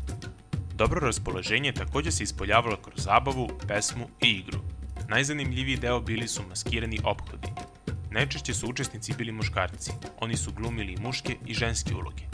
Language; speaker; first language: Serbian; native; Serbian